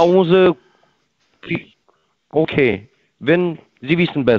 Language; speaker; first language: German; non-native, learner; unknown